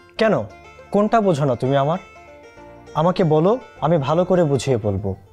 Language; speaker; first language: Bangla; native; Bangla